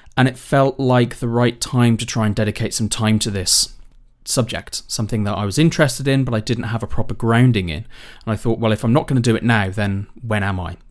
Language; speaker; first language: English; native; English